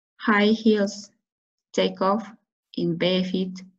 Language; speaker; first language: English; non-native, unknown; Kazakh